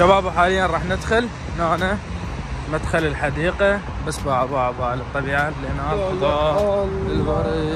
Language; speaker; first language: Arabic; native; Arabic